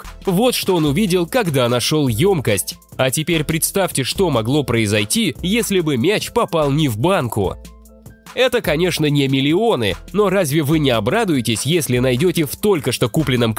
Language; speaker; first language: Russian; native; Russian